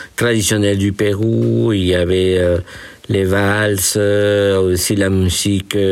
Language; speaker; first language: French; non-native, fluent; Spanish